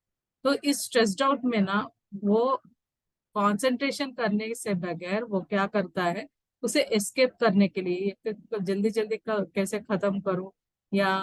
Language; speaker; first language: Hindi; native; Hindi